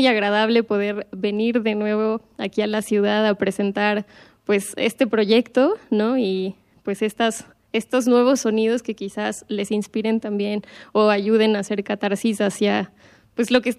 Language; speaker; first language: Spanish; native; Spanish